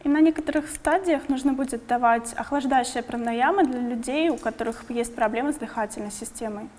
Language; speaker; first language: Russian; native; Russian